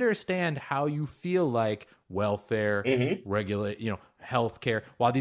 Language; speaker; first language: English; early bilingual, other home language; Hebrew